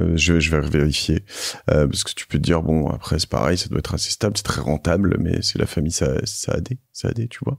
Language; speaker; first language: French; native; French